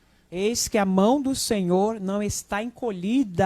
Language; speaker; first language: Portuguese; native; Portuguese